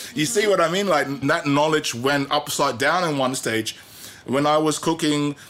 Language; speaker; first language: English; native; English